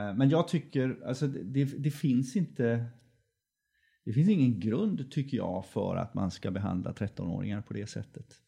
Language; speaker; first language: Swedish; native; Swedish